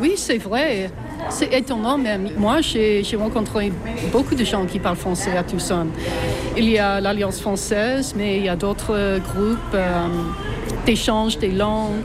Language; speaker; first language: French; non-native, fluent; English